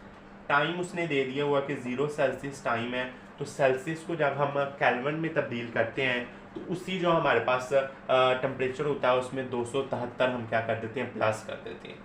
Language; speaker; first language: Hindi; non-native, local second language; Punjabi